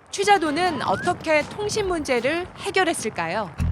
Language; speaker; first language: Korean; native; Korean